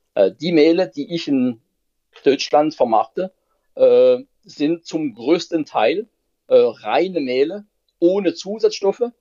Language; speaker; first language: German; non-native, fluent; French